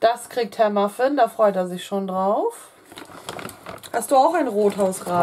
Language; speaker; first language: German; native; German